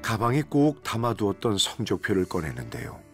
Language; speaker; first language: Korean; native; Korean